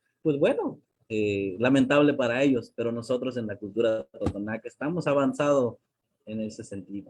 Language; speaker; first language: Spanish; non-native, local second language; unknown